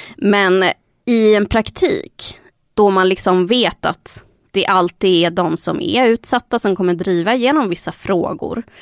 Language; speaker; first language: Swedish; early bilingual, other home language; Spanish